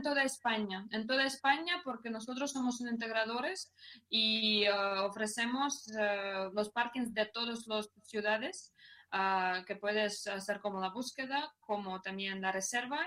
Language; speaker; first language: Spanish; non-native, fluent; Russian